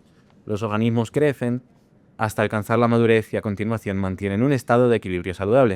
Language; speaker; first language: Spanish; native; Spanish